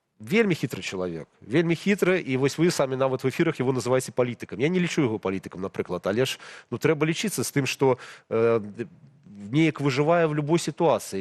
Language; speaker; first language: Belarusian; non-native, local second language; Russian